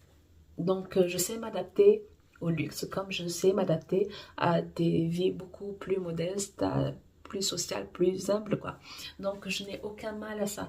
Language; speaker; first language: French; non-native, fluent; Portuguese